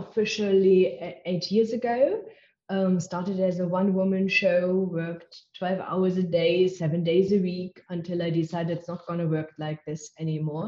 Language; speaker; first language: English; non-native, fluent; German